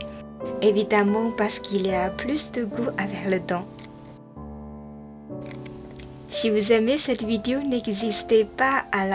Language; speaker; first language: French; non-native, learner; Chinese